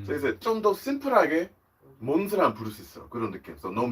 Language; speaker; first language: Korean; non-native, learner; English